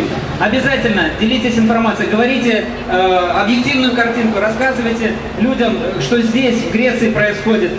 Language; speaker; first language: Russian; native; Russian